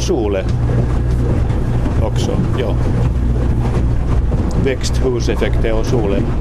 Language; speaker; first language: Swedish; non-native, local second language; Finnish